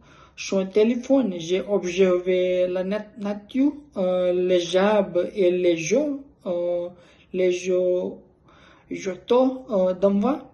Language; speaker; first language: French; non-native, learner; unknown